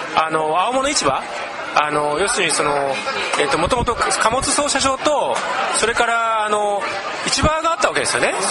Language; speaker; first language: Japanese; native; Japanese